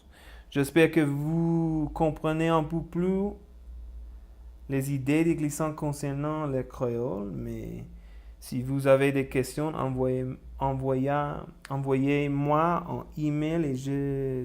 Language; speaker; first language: French; non-native, learner; Spanish